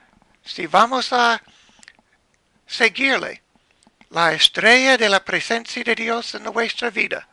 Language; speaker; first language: Spanish; non-native, learner; English